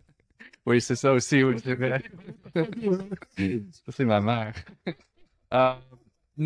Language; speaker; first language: French; non-native, local second language; English